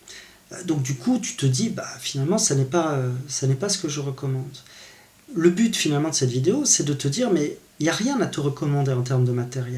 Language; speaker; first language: French; native; French